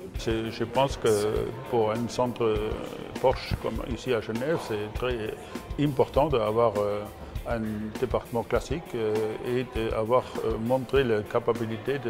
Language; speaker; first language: French; non-native, fluent; German